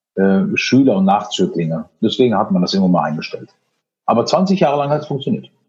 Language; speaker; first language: German; native; German